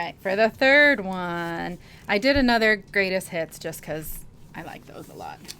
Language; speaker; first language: English; native; English